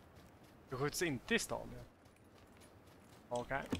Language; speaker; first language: Swedish; native; Swedish